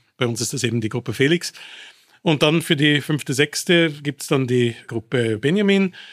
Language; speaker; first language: German; early bilingual, other home language; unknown